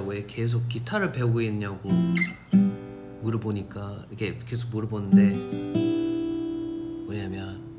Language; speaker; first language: Korean; non-native, fluent; English